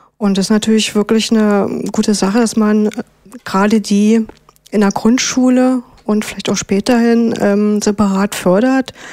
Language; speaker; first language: German; native; German